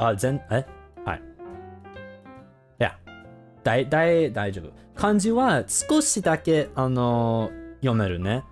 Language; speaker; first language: Japanese; non-native, learner; English